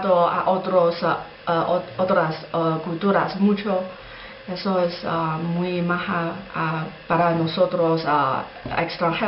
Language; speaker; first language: Spanish; non-native, learner; Chinese